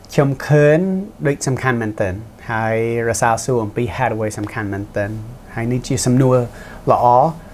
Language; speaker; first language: Khmer; non-native, fluent; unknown